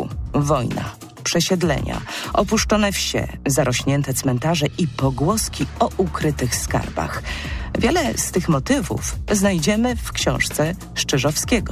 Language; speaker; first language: Polish; native; Polish